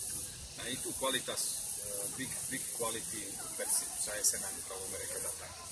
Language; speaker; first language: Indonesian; non-native, learner; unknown